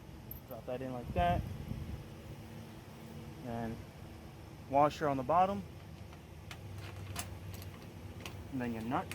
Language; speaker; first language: English; native; English